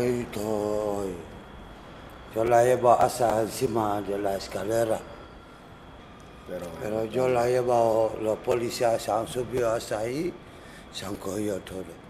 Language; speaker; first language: Spanish; non-native, learner; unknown